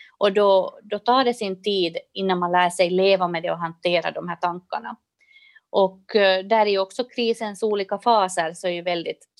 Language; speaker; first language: Swedish; native; Swedish